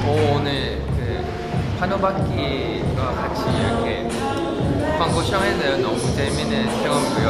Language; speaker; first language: Korean; non-native, fluent; Thai